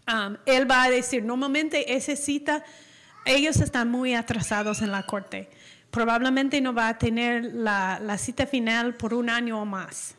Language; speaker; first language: Spanish; non-native, fluent; English